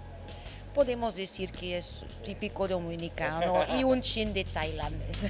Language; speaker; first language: Spanish; non-native, learner; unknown